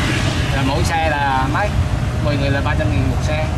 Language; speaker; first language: Vietnamese; native; Vietnamese